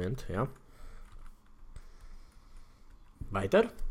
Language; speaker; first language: German; non-native, fluent; Romanian